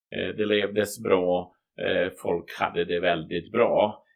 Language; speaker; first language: Swedish; non-native, fluent; Bosnian